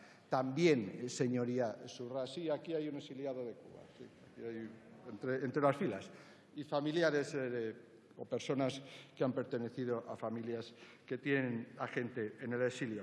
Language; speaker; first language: Spanish; native; Spanish